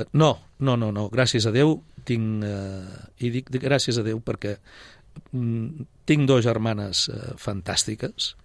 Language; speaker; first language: Catalan; native; Catalan